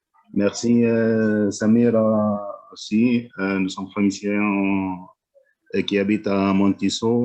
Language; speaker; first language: French; non-native, learner; Arabic